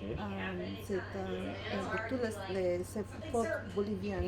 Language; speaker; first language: French; non-native, learner; Spanish